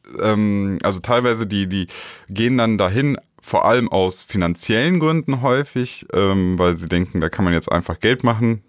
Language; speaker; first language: German; native; German